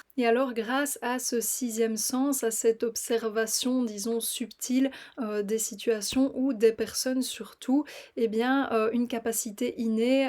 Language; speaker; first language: French; native; French